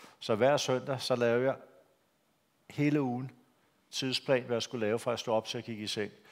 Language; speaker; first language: Danish; native; Danish